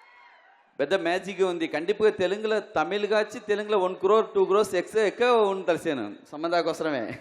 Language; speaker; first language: Telugu; non-native, learner; Tamil